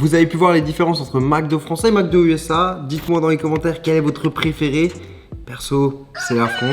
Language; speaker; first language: French; native; French